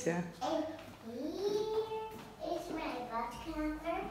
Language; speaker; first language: Dutch; early bilingual, heritage; Dutch